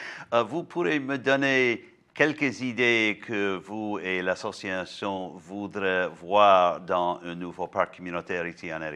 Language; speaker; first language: French; non-native, learner; English